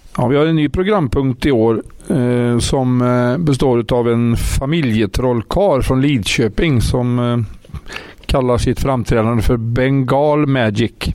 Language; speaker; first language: Swedish; native; Swedish